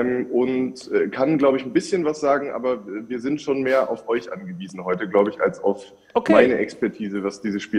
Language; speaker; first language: German; native; German